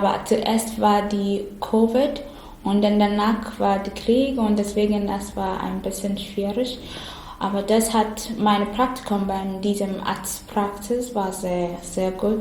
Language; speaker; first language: German; non-native, learner; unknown